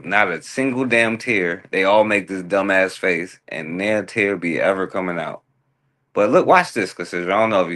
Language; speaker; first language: English; native; English